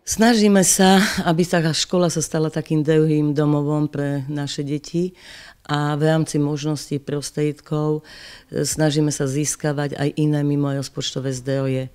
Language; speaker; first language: Slovak; native; Slovak